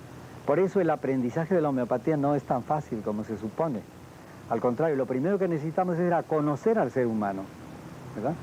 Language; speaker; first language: Spanish; native; Spanish